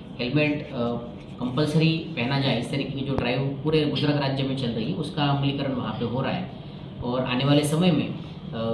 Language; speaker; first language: Hindi; non-native, local second language; Marathi